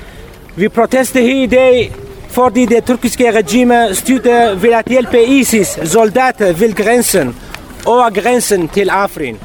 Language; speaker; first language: Danish; non-native, learner; Kurdish